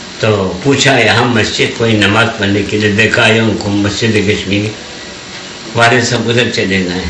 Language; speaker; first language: Urdu; non-native, local second language; Balti